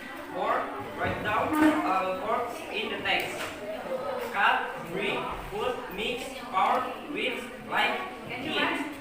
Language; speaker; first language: English; non-native, learner; Indonesian